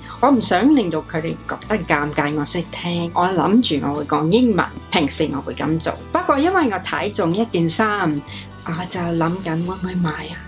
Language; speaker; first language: Cantonese; non-native, fluent; English